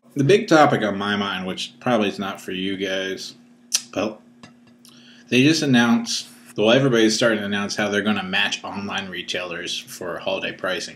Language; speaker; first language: English; native; English